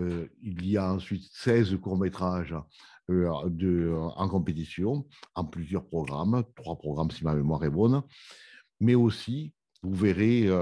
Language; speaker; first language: French; native; French